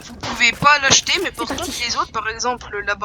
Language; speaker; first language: French; native; French